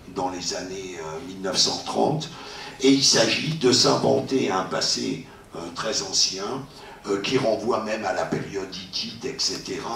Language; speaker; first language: French; native; French